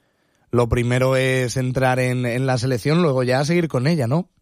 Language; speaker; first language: Spanish; native; Spanish